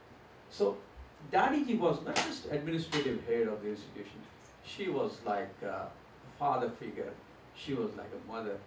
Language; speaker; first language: English; non-native, local second language; Gujarati